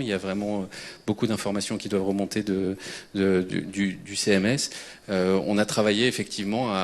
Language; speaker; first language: French; native; French